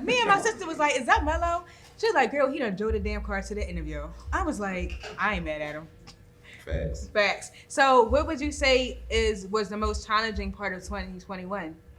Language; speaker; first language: English; native; English